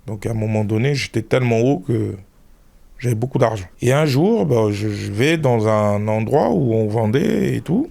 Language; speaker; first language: French; early bilingual, other home language; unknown